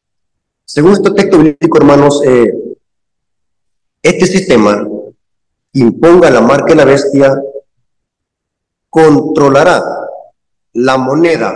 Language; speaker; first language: Spanish; native; Spanish